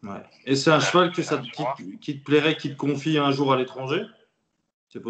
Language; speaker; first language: French; native; French